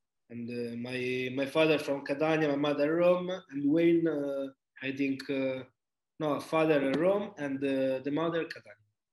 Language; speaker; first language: English; non-native, learner; Italian